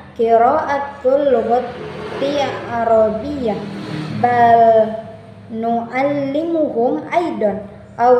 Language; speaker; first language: Arabic; non-native, learner; Indonesian